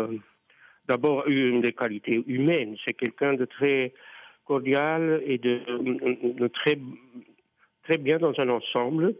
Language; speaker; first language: French; non-native, fluent; Dutch